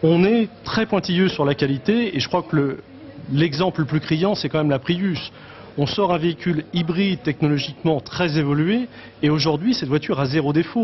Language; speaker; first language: French; native; French